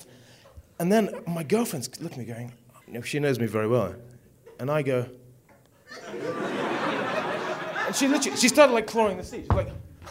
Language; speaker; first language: English; native; English